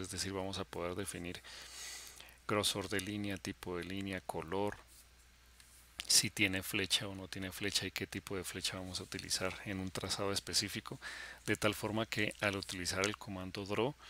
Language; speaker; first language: Spanish; native; Spanish